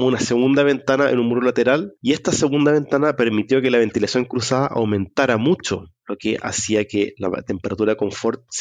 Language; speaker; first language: Spanish; native; Spanish